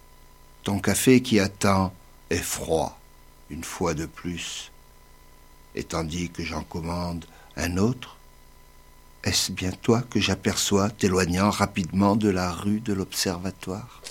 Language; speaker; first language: French; native; French